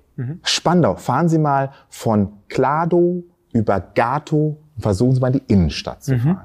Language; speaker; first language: German; early bilingual, other home language; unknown